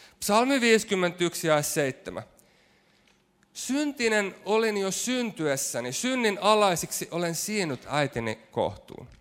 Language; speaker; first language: Finnish; native; Finnish